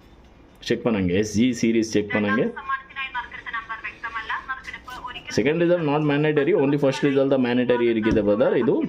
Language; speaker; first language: Tamil; non-native, local second language; Malayalam